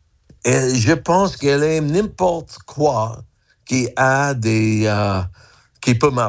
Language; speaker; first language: French; non-native, fluent; English